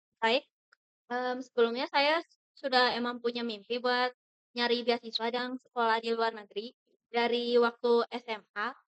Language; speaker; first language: Indonesian; non-native, fluent; Tetum